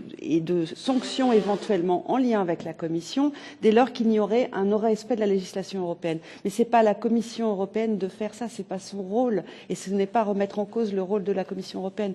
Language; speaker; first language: French; native; French